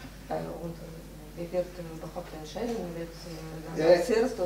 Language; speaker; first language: German; non-native, fluent; Russian